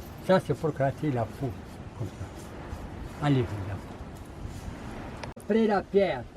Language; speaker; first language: French; non-native, learner; Arabic